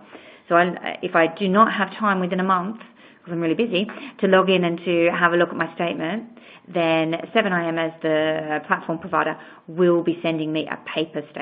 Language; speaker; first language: English; native; English